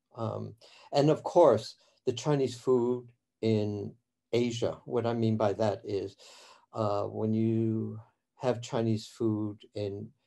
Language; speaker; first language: English; early bilingual, other home language; Cantonese